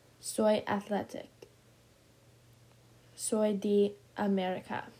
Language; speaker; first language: Spanish; non-native, learner; English